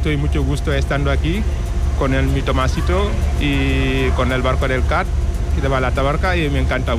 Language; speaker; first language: Spanish; non-native, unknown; Wolof